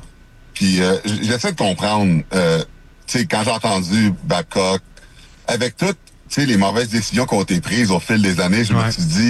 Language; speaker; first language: French; native; French